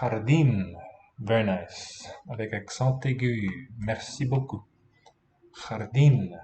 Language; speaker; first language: French; non-native, fluent; English